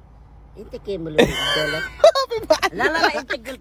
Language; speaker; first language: Arabic; non-native, learner; Urdu